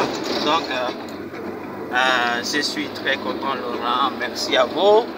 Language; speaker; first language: French; non-native, local second language; Malagasy